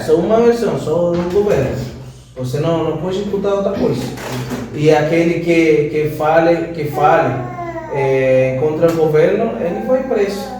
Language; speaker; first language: Portuguese; non-native, fluent; Spanish